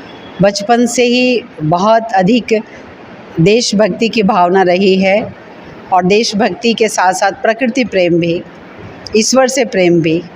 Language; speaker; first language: Hindi; native; Hindi